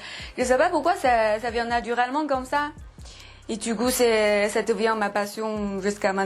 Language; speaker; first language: French; non-native, fluent; Chinese